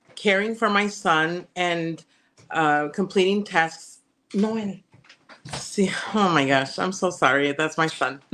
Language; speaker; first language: English; early bilingual, other home language; Spanish